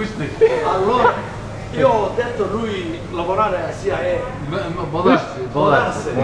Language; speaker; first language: Italian; non-native, learner; Somali